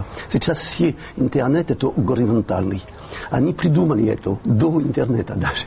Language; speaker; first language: Russian; non-native, fluent; French